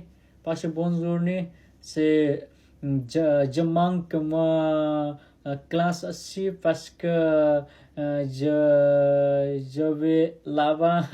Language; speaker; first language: French; non-native, learner; Nepali